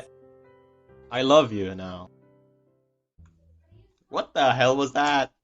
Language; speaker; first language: English; non-native, fluent; Indonesian